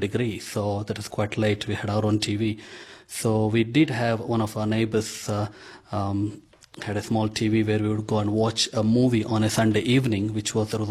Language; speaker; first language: English; non-native, local second language; Konkani